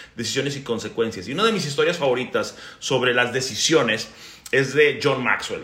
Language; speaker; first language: Spanish; native; Spanish